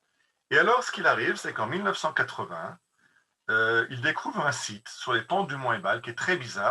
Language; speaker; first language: French; native; French